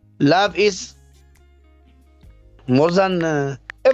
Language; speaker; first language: English; non-native, learner; Oromo